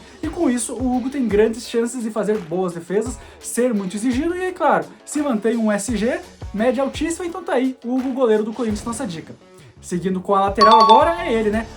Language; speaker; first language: Portuguese; native; Portuguese